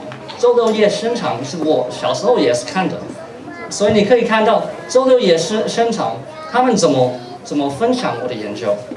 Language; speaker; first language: Chinese; non-native, fluent; English